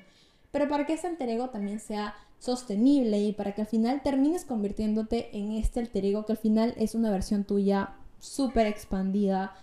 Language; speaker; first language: Spanish; native; Spanish